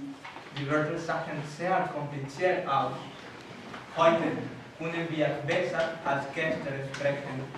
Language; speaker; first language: German; non-native, learner; Spanish